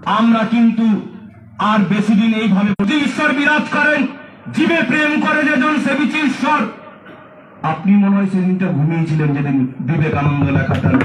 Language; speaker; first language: Bangla; non-native, local second language; Santali